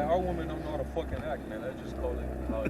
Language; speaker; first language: English; native; English